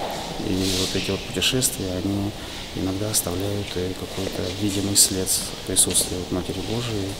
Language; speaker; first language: Russian; native; Russian